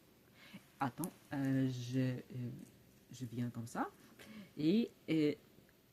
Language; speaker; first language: French; non-native, learner; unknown